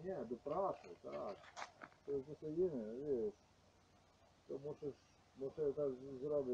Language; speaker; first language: Polish; non-native, learner; Ukrainian